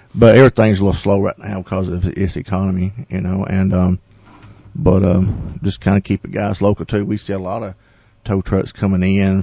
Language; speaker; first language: English; native; English